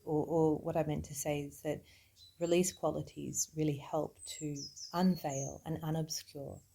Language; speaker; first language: English; native; English